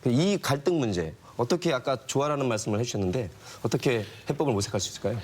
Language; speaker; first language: Korean; native; Korean